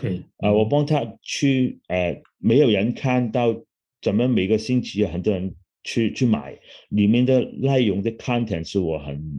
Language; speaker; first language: Chinese; non-native, local second language; Cantonese